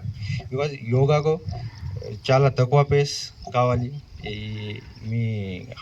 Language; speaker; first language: Telugu; non-native, learner; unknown